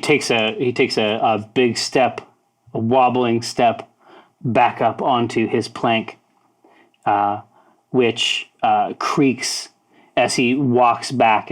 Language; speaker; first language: English; native; English